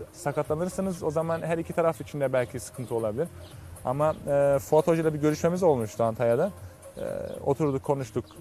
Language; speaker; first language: Turkish; early bilingual, heritage; Turkish